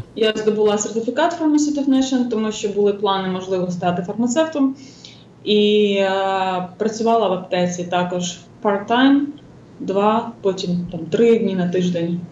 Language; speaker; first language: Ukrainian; native; Ukrainian